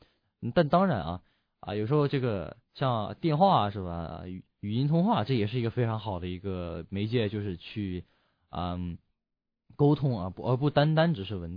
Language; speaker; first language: Chinese; native; Chinese